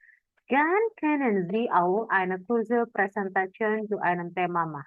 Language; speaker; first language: German; non-native, learner; Indonesian